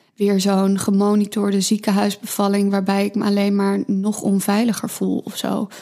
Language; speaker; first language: Dutch; native; Dutch